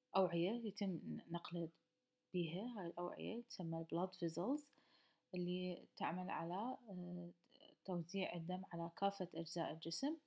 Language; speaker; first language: Arabic; native; Arabic